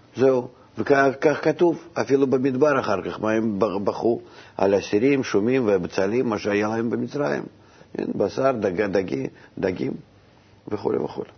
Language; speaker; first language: Hebrew; non-native, fluent; Russian